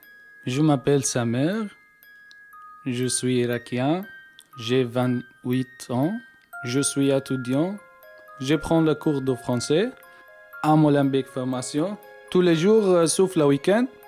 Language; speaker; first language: French; non-native, learner; Arabic